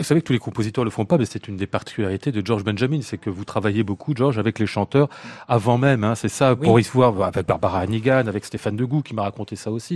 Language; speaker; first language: French; native; French